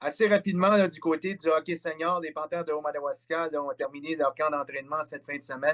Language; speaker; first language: French; native; French